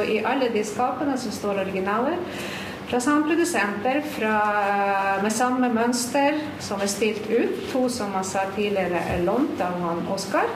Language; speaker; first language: Norwegian; non-native, fluent; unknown